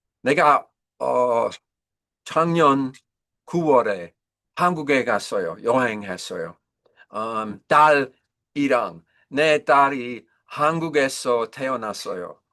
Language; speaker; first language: Korean; non-native, learner; English